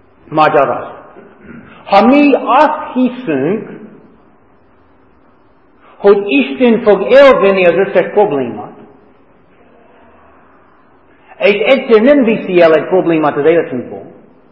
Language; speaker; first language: Hungarian; non-native, fluent; English